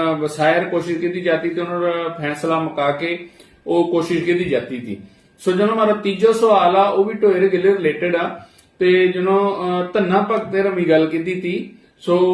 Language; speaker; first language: Punjabi; non-native, local second language; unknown